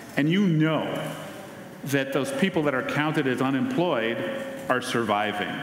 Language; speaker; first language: English; native; English